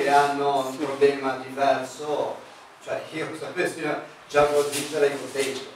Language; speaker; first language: Italian; native; Italian